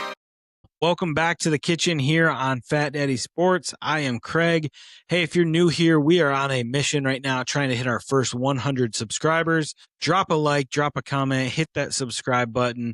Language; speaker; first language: English; native; English